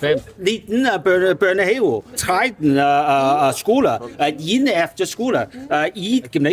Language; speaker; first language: Danish; non-native, learner; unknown